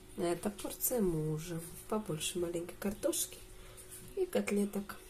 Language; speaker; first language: Russian; native; Russian